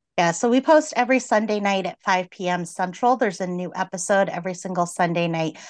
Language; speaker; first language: English; native; English